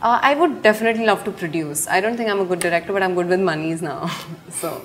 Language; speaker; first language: English; non-native, local second language; Hindi